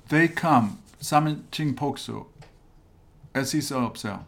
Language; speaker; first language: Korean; non-native, fluent; English